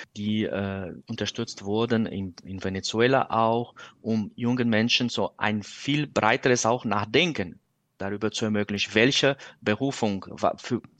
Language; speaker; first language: German; non-native, fluent; Portuguese